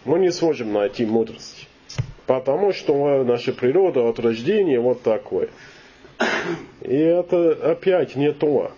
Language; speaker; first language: Russian; non-native, learner; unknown